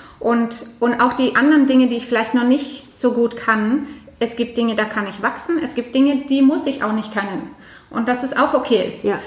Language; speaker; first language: German; non-native, fluent; Norwegian